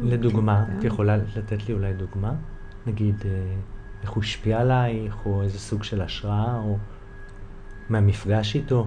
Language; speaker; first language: Hebrew; native; Hebrew